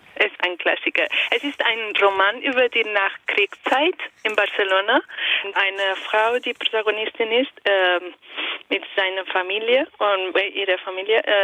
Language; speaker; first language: German; non-native, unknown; Italian